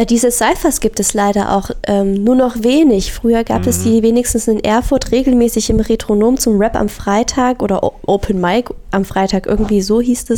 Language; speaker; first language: German; native; German